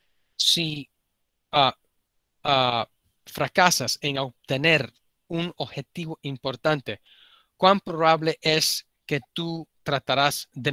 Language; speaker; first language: Spanish; early bilingual, heritage; Spanish